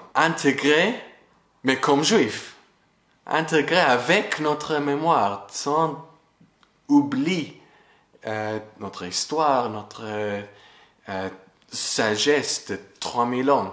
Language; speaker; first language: French; non-native, fluent; English